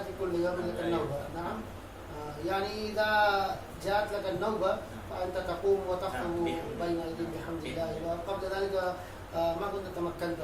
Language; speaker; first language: Arabic; non-native, fluent; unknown